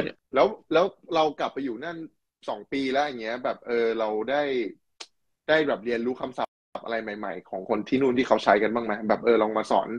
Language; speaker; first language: Thai; native; Thai